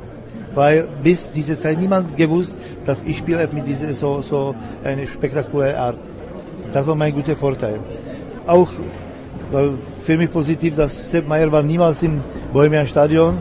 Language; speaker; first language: German; non-native, learner; Czech